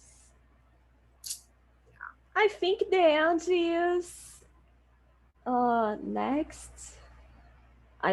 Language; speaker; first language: English; non-native, learner; Portuguese